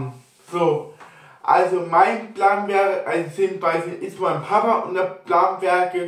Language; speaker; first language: German; non-native, local second language; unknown